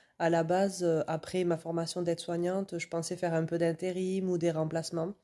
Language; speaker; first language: French; native; French